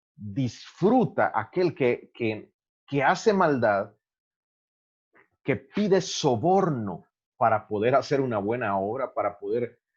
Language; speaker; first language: Spanish; native; Spanish